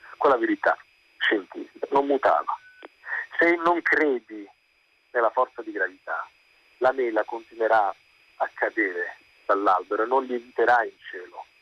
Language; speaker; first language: Italian; native; Italian